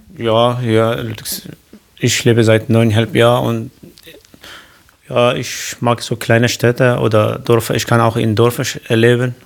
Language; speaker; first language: German; non-native, learner; Kurdish